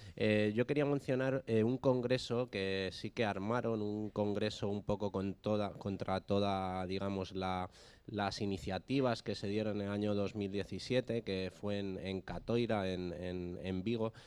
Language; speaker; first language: Spanish; native; Spanish